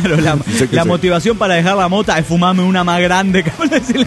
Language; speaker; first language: Spanish; native; Spanish